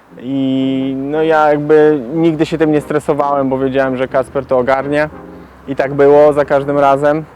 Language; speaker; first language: Polish; native; Polish